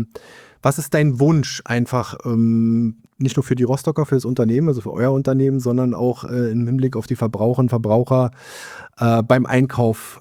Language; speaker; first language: German; native; German